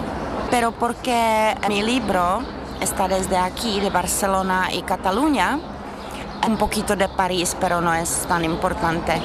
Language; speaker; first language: Spanish; non-native, fluent; Czech